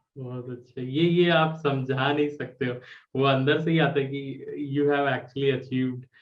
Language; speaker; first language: Hindi; native; Hindi